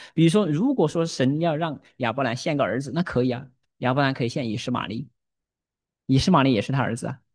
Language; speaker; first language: Chinese; native; Chinese